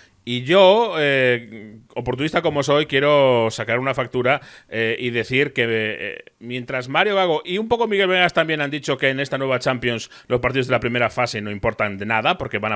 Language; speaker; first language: Spanish; native; Spanish